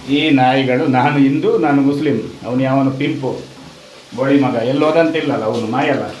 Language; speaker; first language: Kannada; non-native, local second language; Tulu